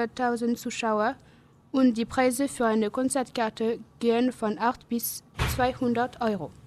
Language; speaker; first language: German; non-native, learner; French